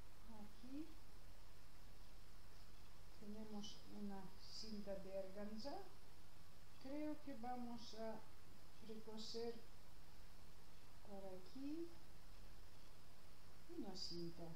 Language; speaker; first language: Spanish; non-native, learner; Russian